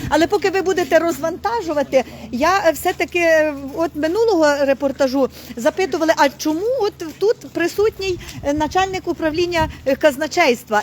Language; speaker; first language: Ukrainian; native; Ukrainian